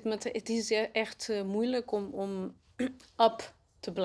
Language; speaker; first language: Dutch; non-native, learner; Portuguese